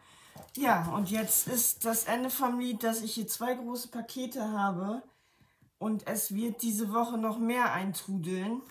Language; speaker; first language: German; native; German